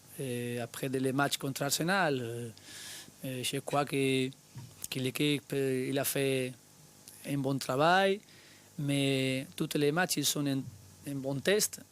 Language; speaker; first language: French; non-native, learner; Spanish